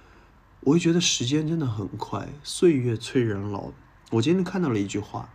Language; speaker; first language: Chinese; native; Chinese